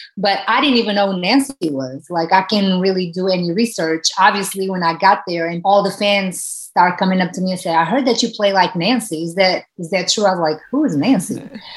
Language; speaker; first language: English; non-native, fluent; Portuguese